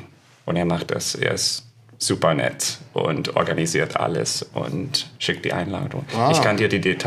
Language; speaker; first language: German; non-native, fluent; English